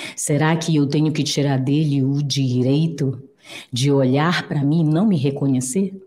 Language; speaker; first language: Portuguese; native; Portuguese